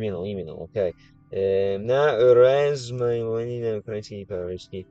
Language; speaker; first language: Russian; non-native, learner; English